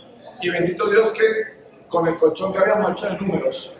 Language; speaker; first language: Spanish; native; Spanish